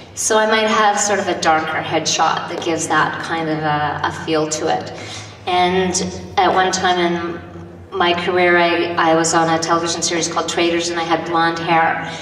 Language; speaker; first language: English; native; English